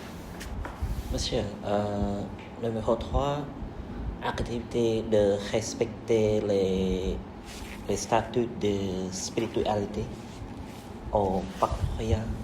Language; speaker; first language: French; non-native, learner; Khmer